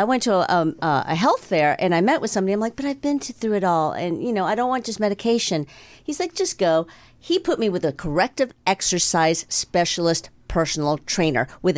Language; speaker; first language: English; native; English